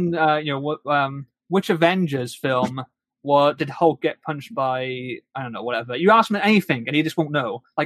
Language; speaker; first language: English; native; English